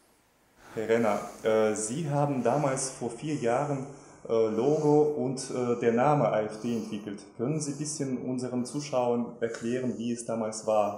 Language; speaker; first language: German; non-native, fluent; Russian